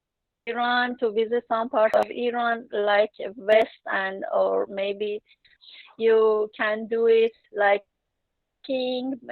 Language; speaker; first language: English; non-native, learner; Persian